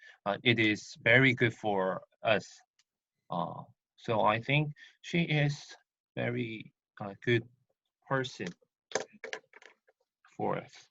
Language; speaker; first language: English; non-native, learner; Korean